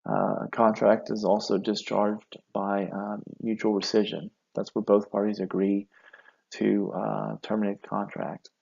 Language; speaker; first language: English; native; English